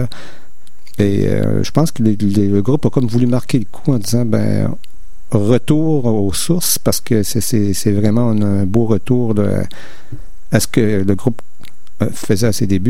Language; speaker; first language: French; native; French